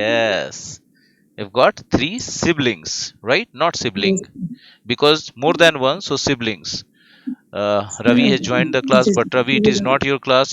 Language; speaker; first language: English; non-native, fluent; Hindi